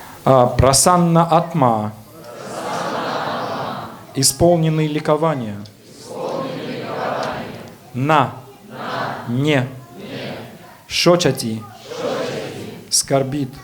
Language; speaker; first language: Russian; native; Russian